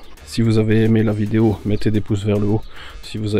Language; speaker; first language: French; native; French